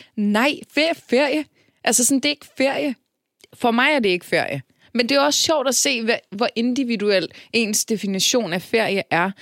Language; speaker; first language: Danish; early bilingual, other home language; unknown